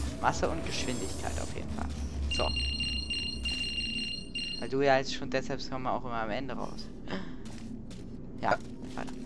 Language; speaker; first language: German; native; German